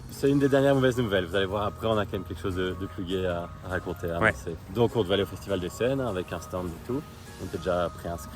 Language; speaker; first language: French; native; French